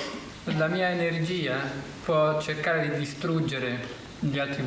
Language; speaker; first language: Italian; non-native, fluent; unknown